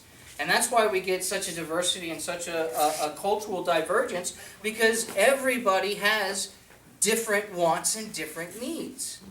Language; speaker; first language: English; native; English